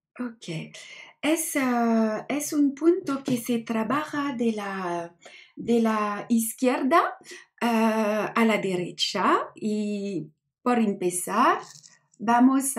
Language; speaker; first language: Spanish; non-native, learner; French